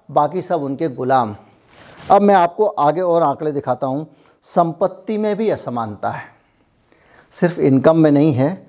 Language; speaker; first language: Hindi; native; Hindi